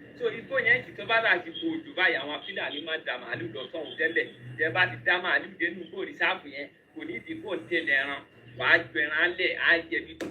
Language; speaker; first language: Yoruba; non-native, local second language; Fula